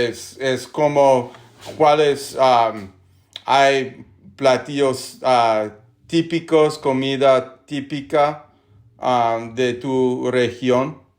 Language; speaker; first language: Spanish; non-native, learner; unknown